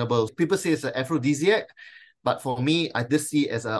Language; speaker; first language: English; non-native, local second language; Chinese